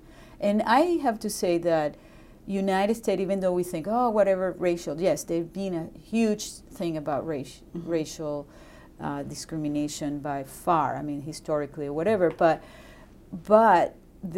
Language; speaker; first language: English; non-native, fluent; Spanish